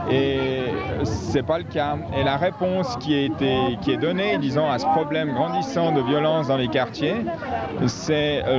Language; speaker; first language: French; native; French